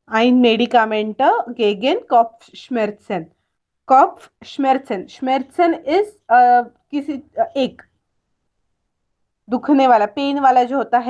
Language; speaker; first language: German; non-native, fluent; Hindi